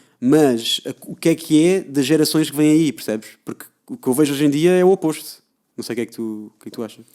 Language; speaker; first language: Portuguese; native; Portuguese